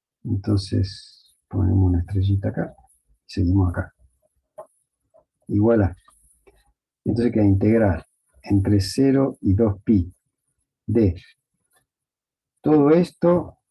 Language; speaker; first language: Spanish; native; Spanish